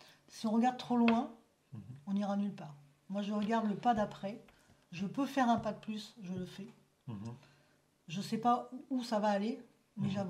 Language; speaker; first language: French; native; French